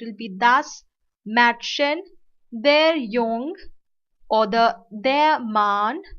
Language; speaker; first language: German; non-native, learner; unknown